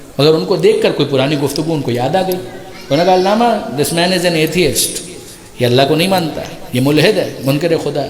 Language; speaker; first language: Urdu; native; Urdu